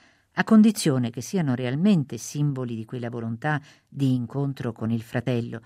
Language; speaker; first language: Italian; native; Italian